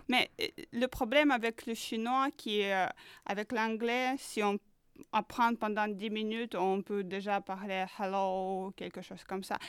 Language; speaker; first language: French; non-native, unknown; Ukrainian